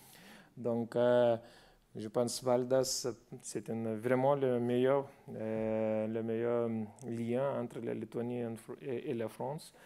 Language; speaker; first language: French; non-native, fluent; Lithuanian